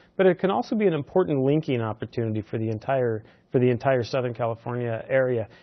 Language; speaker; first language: English; native; English